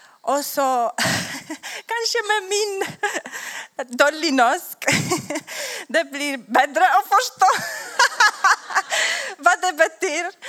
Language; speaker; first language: Swedish; non-native, learner; Polish